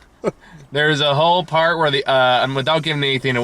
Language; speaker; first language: English; native; English